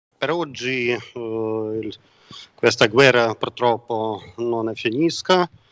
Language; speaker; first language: Italian; non-native, learner; Ukrainian